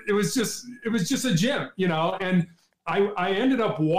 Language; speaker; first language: English; native; English